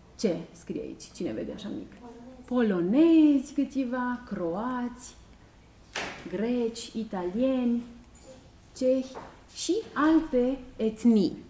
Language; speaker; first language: Romanian; native; Romanian